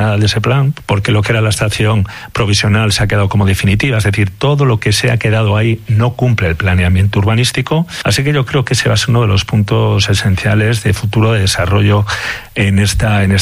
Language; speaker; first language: Spanish; native; Spanish